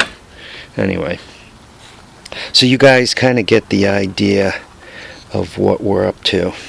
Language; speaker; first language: English; native; English